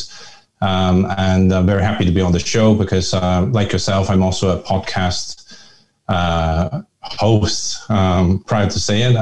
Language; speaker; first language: English; early bilingual, other home language; Hakka Chinese